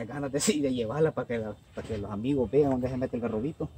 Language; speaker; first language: Spanish; native; Spanish